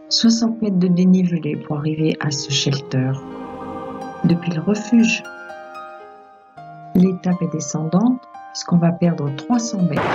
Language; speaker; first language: French; native; French